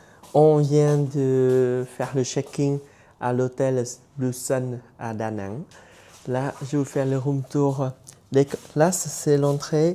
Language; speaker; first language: French; non-native, fluent; Vietnamese